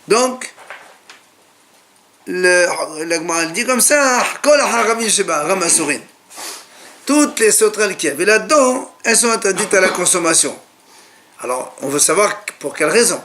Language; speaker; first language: French; native; French